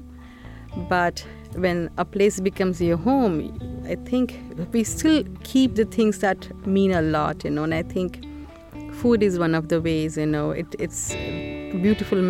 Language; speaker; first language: English; non-native, local second language; Hindi